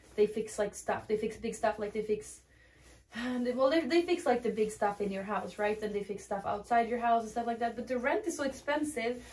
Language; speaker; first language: English; non-native, fluent; Swedish